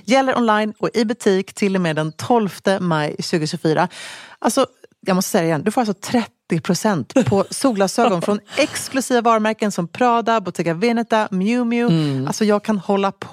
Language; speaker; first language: Swedish; native; Swedish